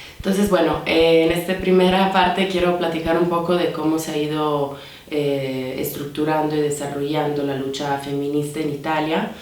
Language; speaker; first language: Spanish; non-native, fluent; Italian